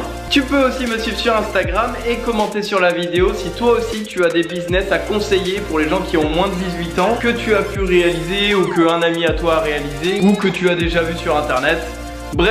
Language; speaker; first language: French; native; French